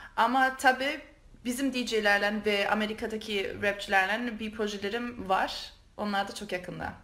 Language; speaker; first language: Turkish; early bilingual, heritage; Turkish